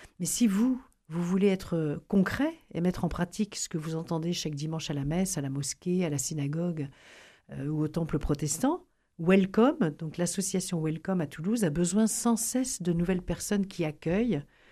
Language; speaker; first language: French; native; French